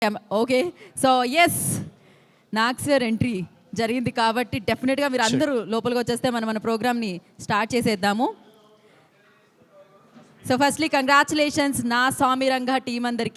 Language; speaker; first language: Telugu; native; Telugu